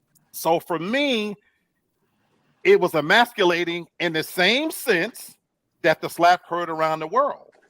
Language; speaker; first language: English; native; English